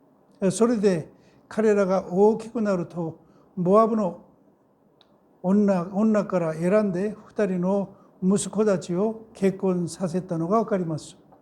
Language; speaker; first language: Japanese; non-native, fluent; Korean